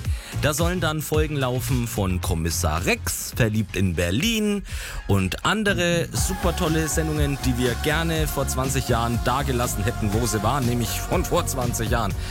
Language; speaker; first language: German; native; German